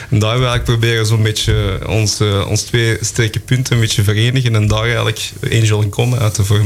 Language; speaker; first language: Dutch; native; Dutch